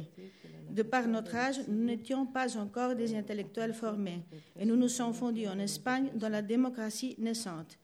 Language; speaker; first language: French; non-native, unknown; Spanish